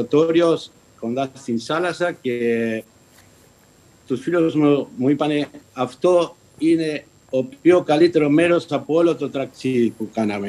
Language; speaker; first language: Greek; early bilingual, heritage; Spanish